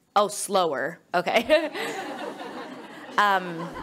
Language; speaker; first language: English; native; English